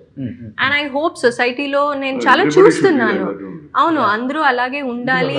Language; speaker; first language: Telugu; non-native, local second language; Tamil